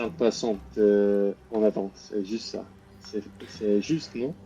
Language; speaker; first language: French; non-native, learner; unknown